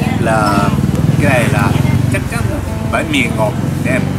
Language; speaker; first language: Vietnamese; non-native, learner; Japanese